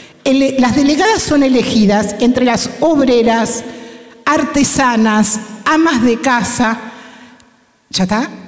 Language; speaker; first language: Spanish; native; Spanish